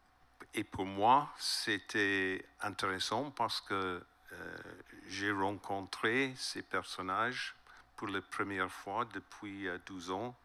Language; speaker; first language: French; non-native, learner; English